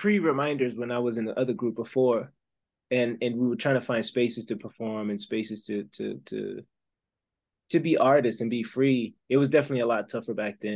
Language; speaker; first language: English; early bilingual, other home language; French